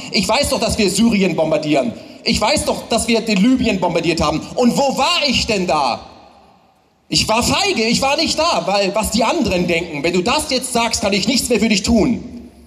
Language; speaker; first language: German; native; German